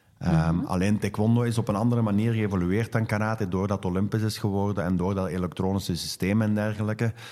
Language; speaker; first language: Dutch; native; Dutch